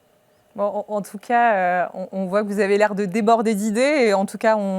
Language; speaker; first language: French; native; French